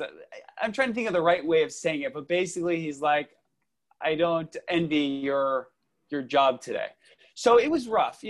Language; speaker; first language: English; native; English